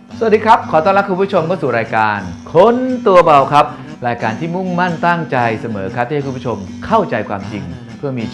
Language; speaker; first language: Thai; native; Thai